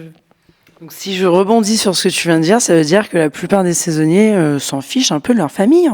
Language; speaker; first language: French; native; French